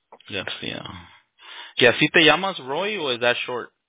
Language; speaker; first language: Spanish; early bilingual, heritage; Spanish